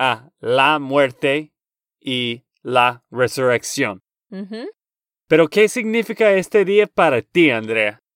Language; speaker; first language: Spanish; non-native, learner; English